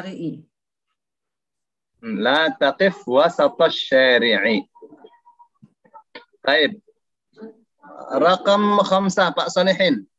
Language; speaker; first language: Arabic; non-native, fluent; Indonesian